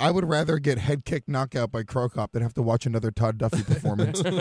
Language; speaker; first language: English; native; English